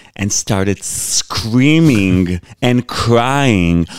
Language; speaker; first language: English; non-native, fluent; Hebrew